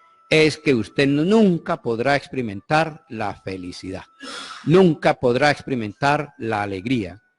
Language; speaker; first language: Spanish; native; Spanish